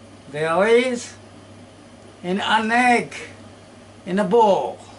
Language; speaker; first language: English; non-native, learner; Japanese